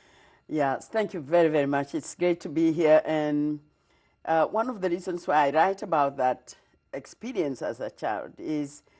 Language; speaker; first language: English; non-native, local second language; Kikuyu